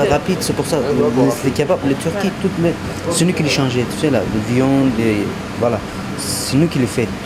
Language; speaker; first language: French; non-native, learner; Turkish